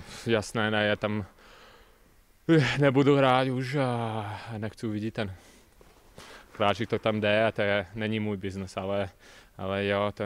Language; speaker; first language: Czech; non-native, learner; Latvian